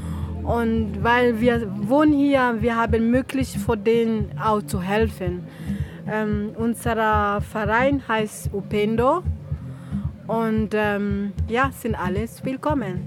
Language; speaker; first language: German; non-native, learner; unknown